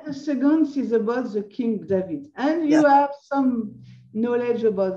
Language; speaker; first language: English; non-native, learner; French